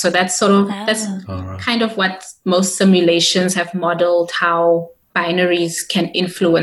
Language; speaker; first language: English; non-native, local second language; Tswana